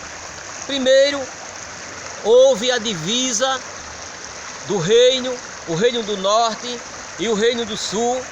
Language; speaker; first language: Portuguese; native; Portuguese